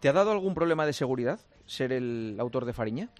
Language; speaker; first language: Spanish; native; Spanish